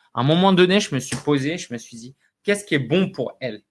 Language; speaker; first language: French; native; French